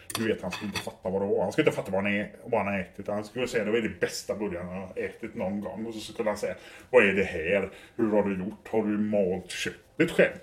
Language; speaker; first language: Swedish; native; Swedish